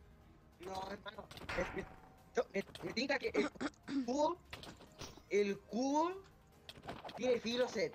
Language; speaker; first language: Spanish; native; Spanish